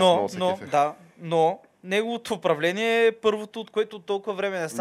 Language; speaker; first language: Bulgarian; native; Bulgarian